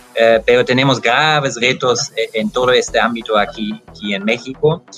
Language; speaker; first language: Spanish; non-native, fluent; German